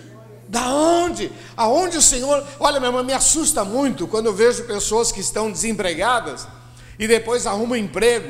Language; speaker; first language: Portuguese; native; Portuguese